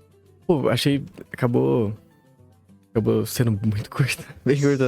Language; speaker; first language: Portuguese; native; Portuguese